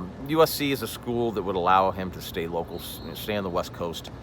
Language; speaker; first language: English; native; English